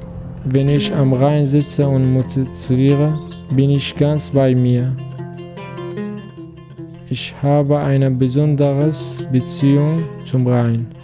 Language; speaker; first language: German; non-native, learner; Arabic